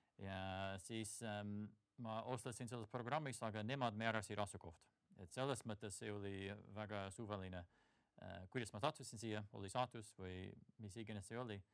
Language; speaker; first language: Estonian; non-native, fluent; English